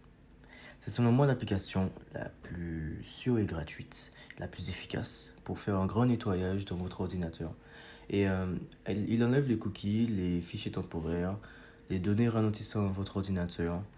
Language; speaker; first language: French; native; French